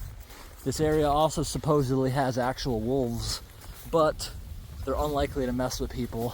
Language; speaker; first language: English; native; English